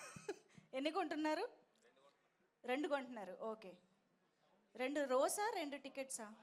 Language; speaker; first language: Telugu; native; Telugu